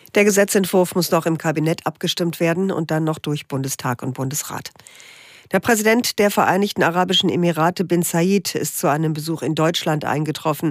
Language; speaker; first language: German; native; German